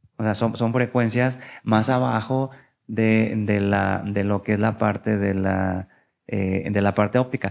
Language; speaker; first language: Spanish; native; Spanish